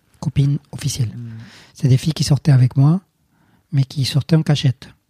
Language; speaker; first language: French; non-native, fluent; Spanish